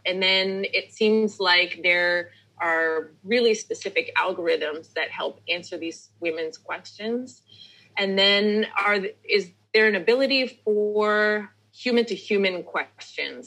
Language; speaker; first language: English; native; English